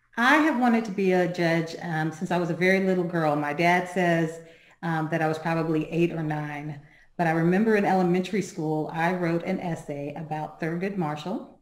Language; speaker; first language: English; native; English